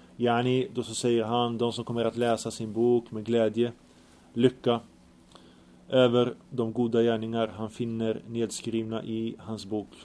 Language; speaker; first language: Swedish; early bilingual, other home language; Arabic